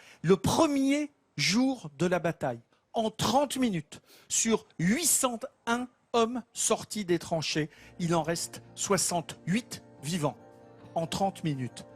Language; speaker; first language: French; native; French